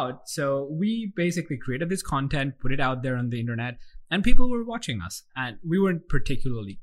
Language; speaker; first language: English; non-native, local second language; Sinhala